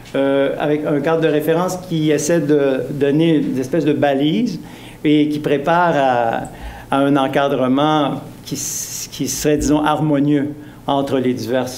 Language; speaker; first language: French; native; French